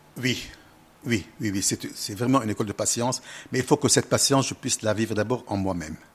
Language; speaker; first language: French; non-native, local second language; Arabic